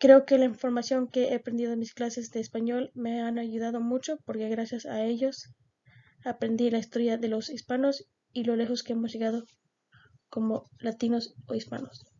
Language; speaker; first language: Spanish; early bilingual, heritage; Spanish